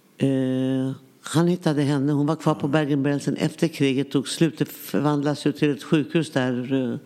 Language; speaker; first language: Swedish; early bilingual, other home language; Yiddish